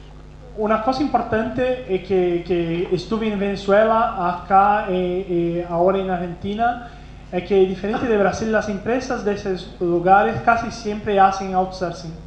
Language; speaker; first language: Spanish; non-native, fluent; Portuguese